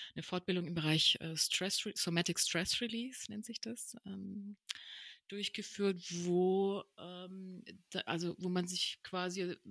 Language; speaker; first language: German; early bilingual, other home language; Spanish